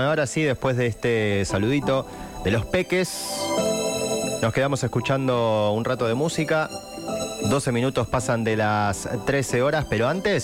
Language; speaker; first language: Spanish; native; Spanish